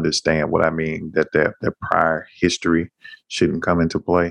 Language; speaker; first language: English; native; English